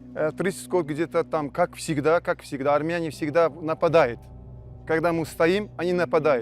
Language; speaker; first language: Russian; non-native, local second language; Azerbaijani